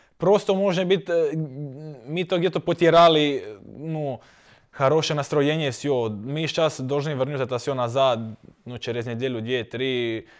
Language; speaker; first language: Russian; non-native, learner; Croatian